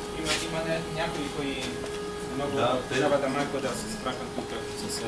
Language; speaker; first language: Bulgarian; non-native, learner; Italian